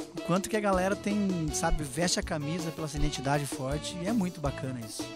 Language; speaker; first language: Portuguese; native; Portuguese